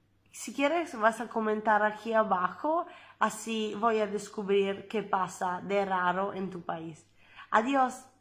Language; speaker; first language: Spanish; non-native, fluent; Italian